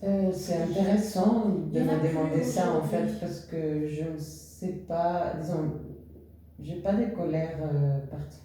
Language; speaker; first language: French; non-native, fluent; Spanish